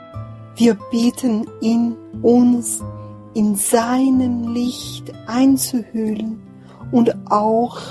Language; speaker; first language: German; non-native, fluent; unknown